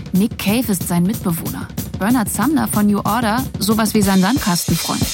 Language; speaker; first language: German; native; German